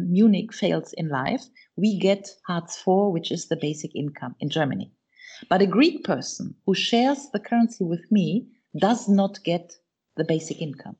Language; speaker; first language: English; non-native, fluent; German